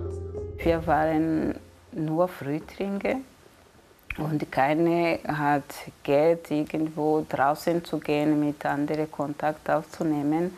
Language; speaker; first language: German; non-native, fluent; Kinyarwanda